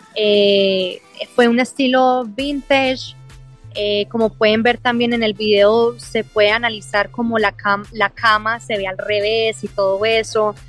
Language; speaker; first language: Spanish; early bilingual, heritage; English